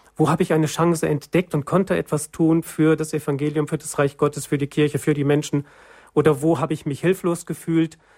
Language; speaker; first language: German; native; German